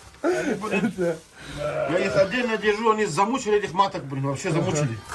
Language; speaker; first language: Russian; native; Russian